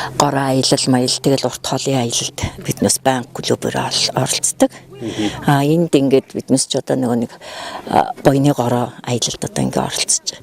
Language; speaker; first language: Mongolian; native; Mongolian